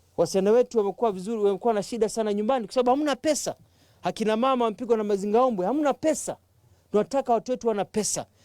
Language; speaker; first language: Swahili; non-native, local second language; Kamba